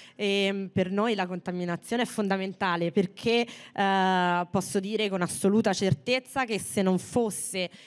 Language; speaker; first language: Italian; native; Italian